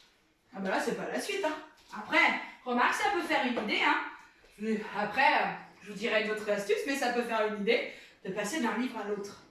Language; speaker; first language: French; native; French